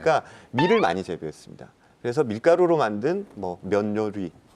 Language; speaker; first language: Korean; native; Korean